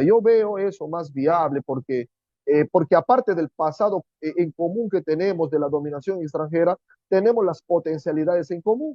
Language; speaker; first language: Spanish; native; Spanish